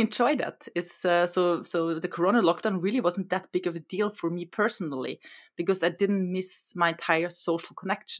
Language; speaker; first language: English; non-native, fluent; German